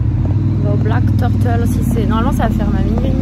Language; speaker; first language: French; native; French